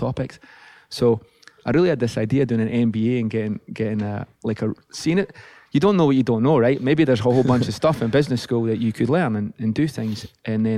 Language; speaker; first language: English; native; English